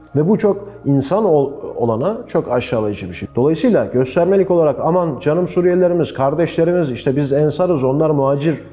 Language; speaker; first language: Turkish; native; Turkish